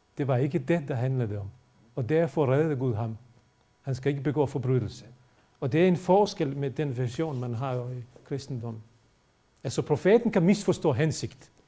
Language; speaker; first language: Danish; non-native, fluent; Bosnian